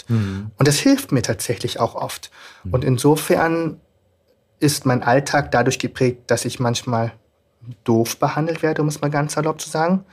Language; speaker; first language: German; native; German